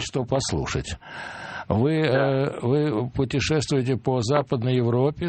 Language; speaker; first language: Russian; native; Russian